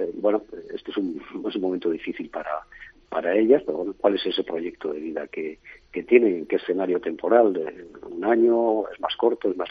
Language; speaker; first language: Spanish; native; Spanish